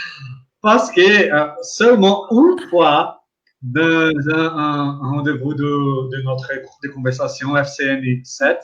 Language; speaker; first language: French; non-native, learner; Portuguese